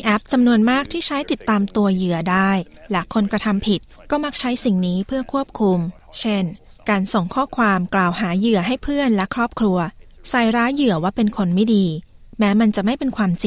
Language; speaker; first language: Thai; native; Thai